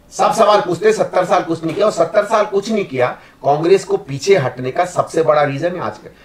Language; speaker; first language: Hindi; native; Hindi